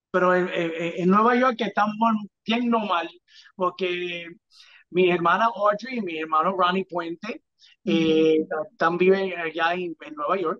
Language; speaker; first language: Spanish; early bilingual, heritage; English